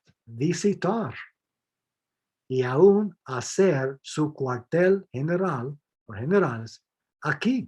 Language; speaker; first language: Spanish; non-native, fluent; English